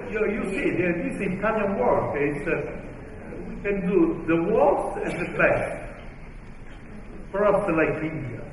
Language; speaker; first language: English; non-native, fluent; Italian